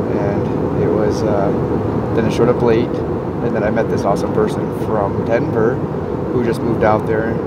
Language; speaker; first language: English; native; English